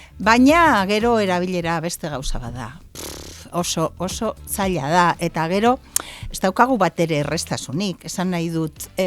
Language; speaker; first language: Basque; non-native, local second language; Spanish